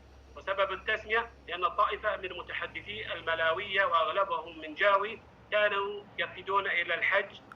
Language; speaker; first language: Arabic; non-native, fluent; Indonesian